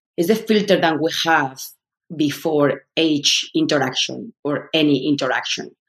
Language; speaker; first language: English; non-native, fluent; Spanish